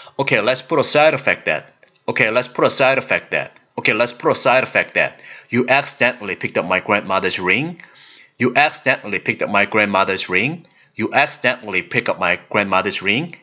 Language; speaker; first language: English; non-native, learner; Korean